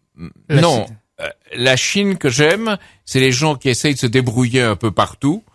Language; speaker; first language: French; native; French